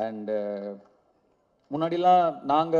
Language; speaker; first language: Tamil; native; Tamil